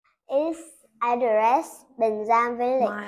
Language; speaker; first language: English; non-native, learner; Vietnamese